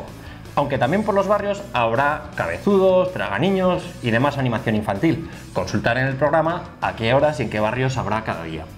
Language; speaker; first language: Spanish; native; Spanish